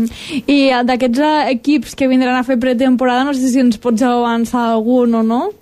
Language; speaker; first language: Catalan; native; Catalan